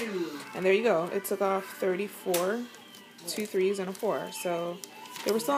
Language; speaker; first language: English; native; English